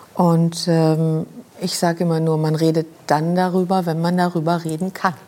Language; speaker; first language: German; non-native, local second language; Luxembourgish